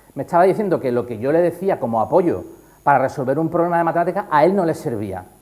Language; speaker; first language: Spanish; native; Spanish